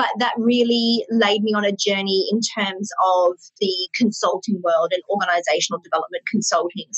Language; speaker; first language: English; native; English